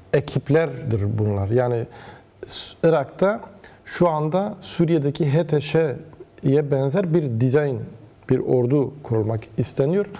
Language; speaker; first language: Turkish; non-native, local second language; Kurdish